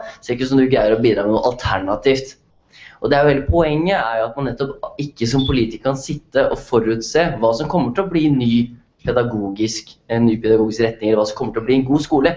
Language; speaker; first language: Norwegian; native; Norwegian